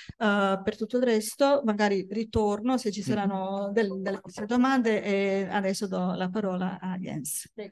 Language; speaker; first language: Italian; non-native, fluent; Bosnian